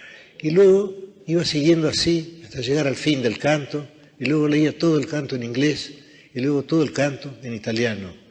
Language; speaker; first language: Spanish; native; Spanish